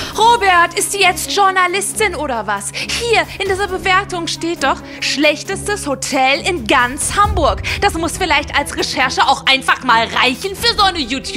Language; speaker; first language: German; native; German